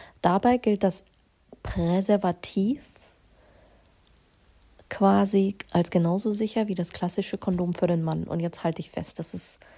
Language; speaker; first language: German; native; German